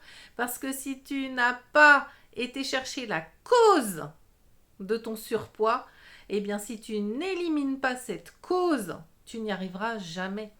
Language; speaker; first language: French; native; French